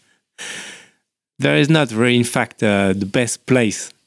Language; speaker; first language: English; non-native, learner; French